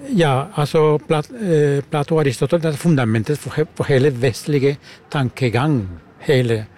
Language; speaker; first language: Norwegian; non-native, fluent; German